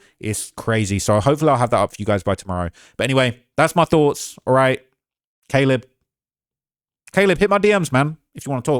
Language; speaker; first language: English; native; English